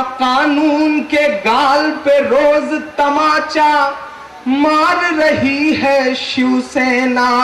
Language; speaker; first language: Hindi; native; Hindi